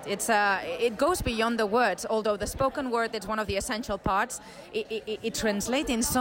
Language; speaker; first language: English; non-native, fluent; Spanish